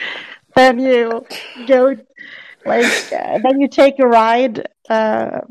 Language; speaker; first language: English; non-native, fluent; German